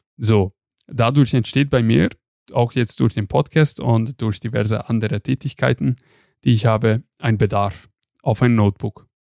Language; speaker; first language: German; non-native, fluent; Hungarian